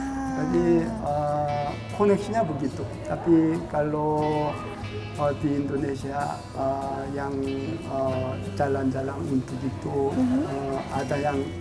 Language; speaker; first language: Indonesian; non-native, learner; Korean